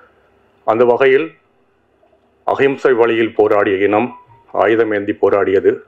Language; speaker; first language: Tamil; native; Tamil